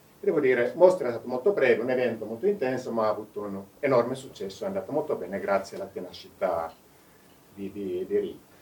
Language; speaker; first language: Italian; non-native, fluent; Finnish